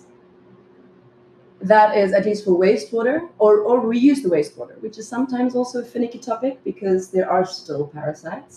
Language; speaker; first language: English; native; English